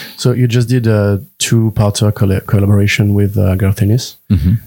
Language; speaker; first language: English; non-native, fluent; French